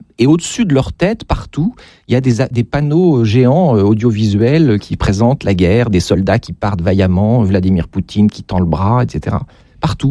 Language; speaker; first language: French; native; French